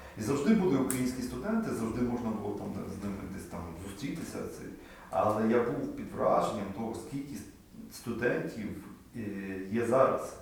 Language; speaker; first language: Ukrainian; native; Ukrainian